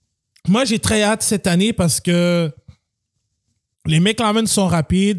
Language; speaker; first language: French; native; French